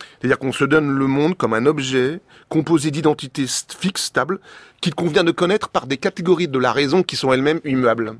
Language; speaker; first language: French; native; French